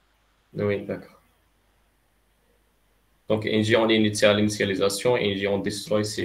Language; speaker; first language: French; non-native, local second language; Arabic